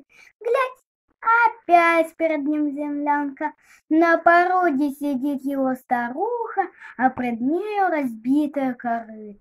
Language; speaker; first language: Russian; native; Russian